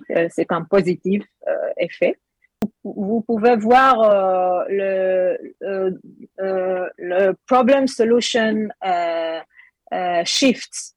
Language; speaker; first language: French; non-native, learner; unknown